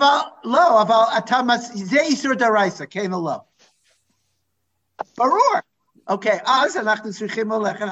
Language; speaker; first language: Hebrew; non-native, fluent; English